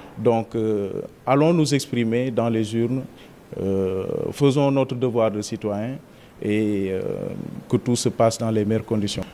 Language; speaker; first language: French; non-native, local second language; Wolof